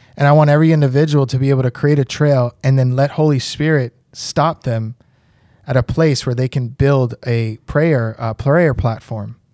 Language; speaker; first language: English; native; English